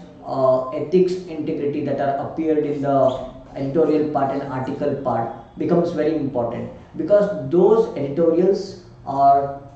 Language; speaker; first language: English; non-native, local second language; Kannada